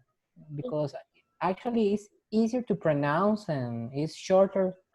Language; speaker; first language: English; non-native, learner; Spanish